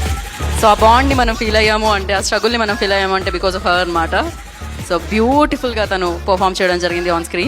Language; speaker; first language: Telugu; native; Telugu